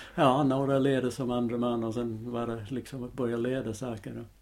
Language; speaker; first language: Swedish; non-native, fluent; English